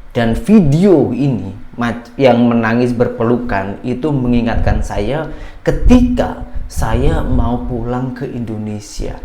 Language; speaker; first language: Indonesian; native; Indonesian